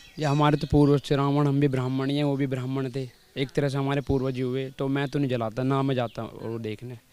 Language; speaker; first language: Hindi; native; Hindi